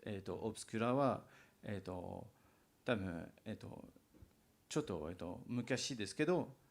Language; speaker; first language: Japanese; non-native, learner; English